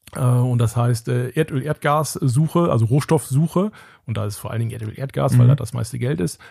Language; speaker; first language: German; native; German